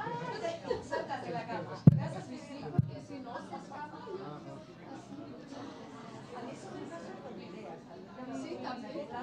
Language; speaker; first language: Spanish; non-native, fluent; Macedonian